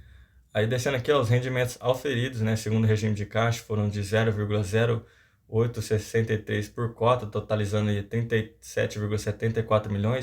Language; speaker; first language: Portuguese; native; Portuguese